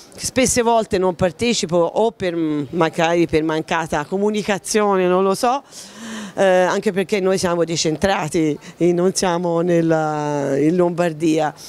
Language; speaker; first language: Italian; native; Italian